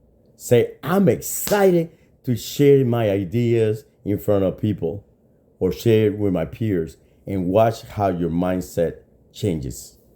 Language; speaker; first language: English; non-native, fluent; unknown